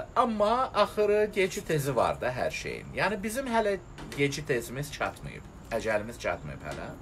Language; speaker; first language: Azerbaijani; non-native, local second language; Russian